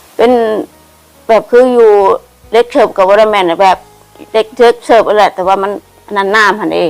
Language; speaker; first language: Lao; non-native, learner; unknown